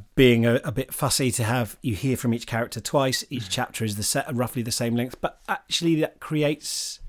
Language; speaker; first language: English; native; English